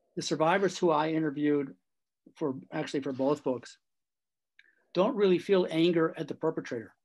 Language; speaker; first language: English; native; English